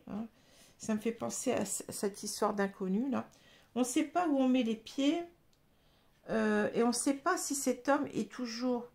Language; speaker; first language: French; native; French